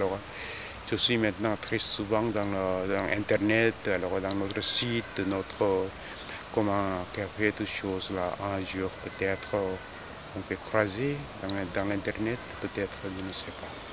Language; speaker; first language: French; non-native, fluent; Korean